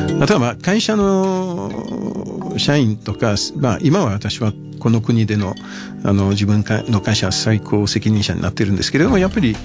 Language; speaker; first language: Japanese; non-native, fluent; French